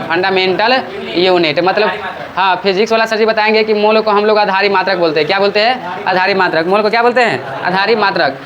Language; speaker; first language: Hindi; native; Hindi